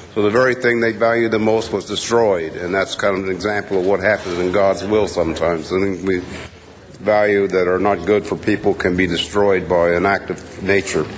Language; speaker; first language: English; native; English